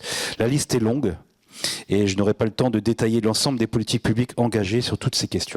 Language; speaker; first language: French; native; French